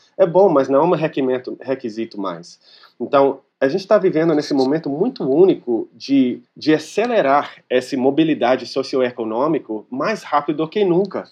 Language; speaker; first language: Portuguese; non-native, fluent; English